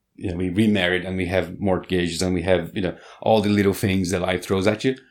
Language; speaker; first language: English; non-native, fluent; Portuguese